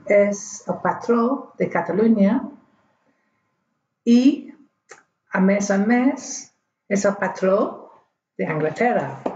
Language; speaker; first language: Catalan; non-native, learner; English